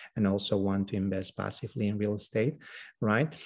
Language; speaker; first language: English; non-native, fluent; Spanish